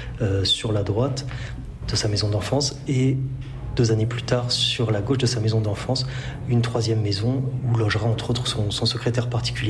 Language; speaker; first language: French; native; French